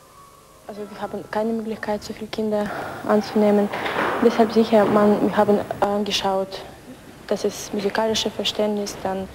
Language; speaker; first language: German; non-native, fluent; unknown